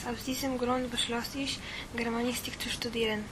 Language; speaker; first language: German; non-native, fluent; Polish